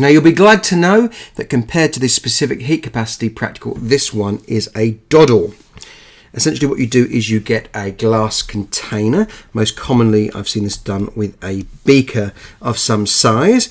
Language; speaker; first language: English; native; English